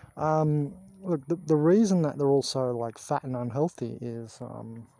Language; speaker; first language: English; native; English